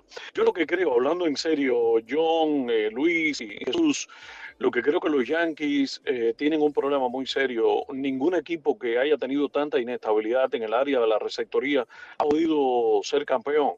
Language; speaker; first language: Spanish; native; Spanish